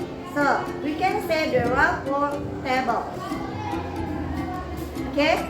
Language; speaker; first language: English; non-native, learner; Indonesian